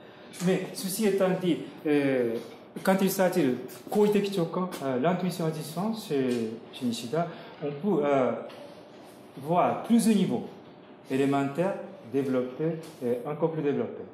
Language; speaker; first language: French; non-native, fluent; Japanese